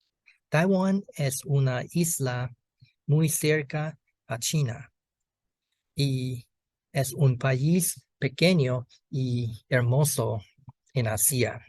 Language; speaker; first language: Spanish; non-native, learner; Chinese